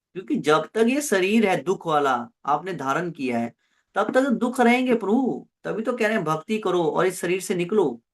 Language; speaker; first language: Hindi; non-native, local second language; Punjabi